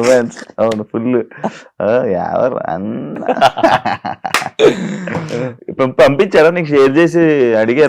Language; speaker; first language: Telugu; native; Telugu